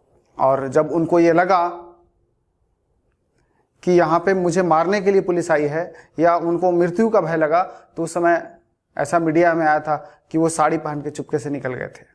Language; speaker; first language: Hindi; native; Hindi